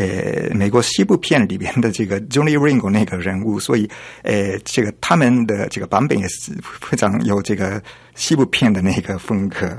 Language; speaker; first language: Chinese; non-native, fluent; Japanese